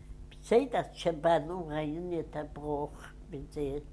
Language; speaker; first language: Hebrew; non-native, fluent; Yiddish